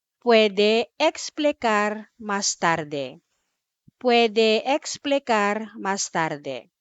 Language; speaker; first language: Spanish; non-native, fluent; Filipino